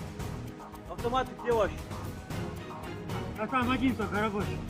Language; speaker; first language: Russian; native; Russian